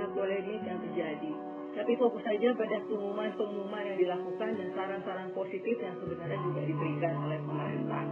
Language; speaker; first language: Indonesian; native; Indonesian